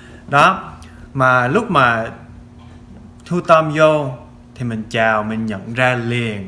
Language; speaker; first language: Vietnamese; non-native, fluent; English